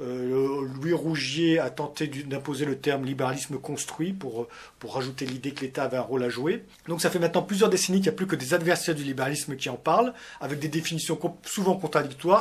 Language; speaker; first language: French; native; French